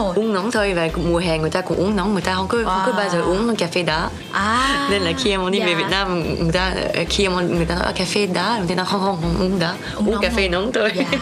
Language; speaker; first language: Vietnamese; early bilingual, heritage; French